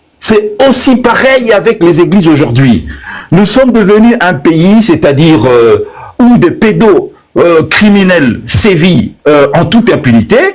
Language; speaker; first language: French; non-native, local second language; Lingala